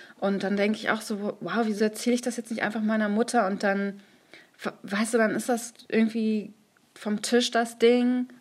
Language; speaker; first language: German; early bilingual, other home language; Persian